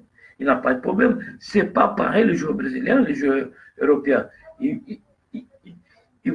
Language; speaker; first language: French; non-native, fluent; Portuguese